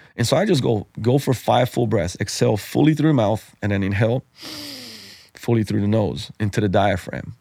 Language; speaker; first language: English; non-native, fluent; Slovenian